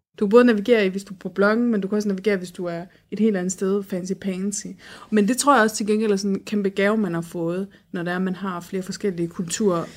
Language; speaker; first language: Danish; early bilingual, other home language; Turkish